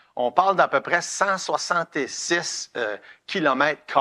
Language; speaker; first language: French; native; French